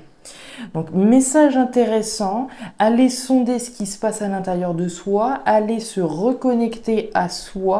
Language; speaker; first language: French; native; French